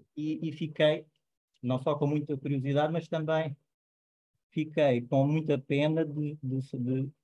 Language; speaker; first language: Portuguese; native; Portuguese